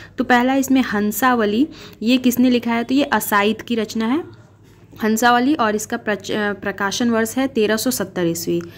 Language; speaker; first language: Hindi; native; Hindi